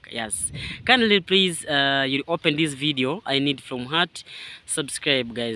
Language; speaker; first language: English; non-native, learner; Swahili